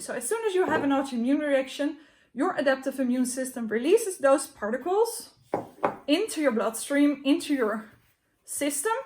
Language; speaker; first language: English; non-native, fluent; Dutch